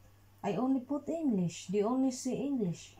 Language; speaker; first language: English; non-native, learner; Cebuano